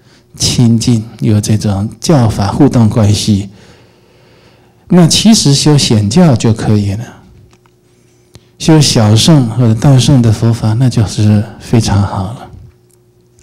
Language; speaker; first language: Chinese; native; Chinese